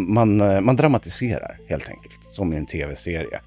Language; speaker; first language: Swedish; native; Swedish